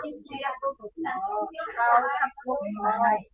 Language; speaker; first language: Cantonese; non-native, learner; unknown